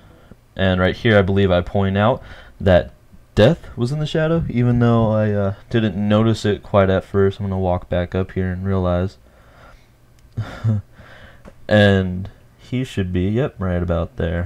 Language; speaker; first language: English; native; English